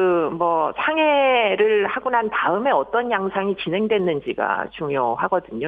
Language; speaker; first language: Korean; native; Korean